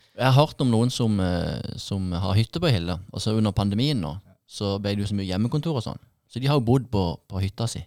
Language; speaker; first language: Norwegian; native; Norwegian